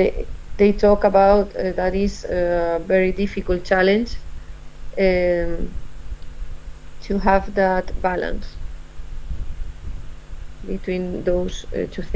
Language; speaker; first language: English; non-native, learner; Spanish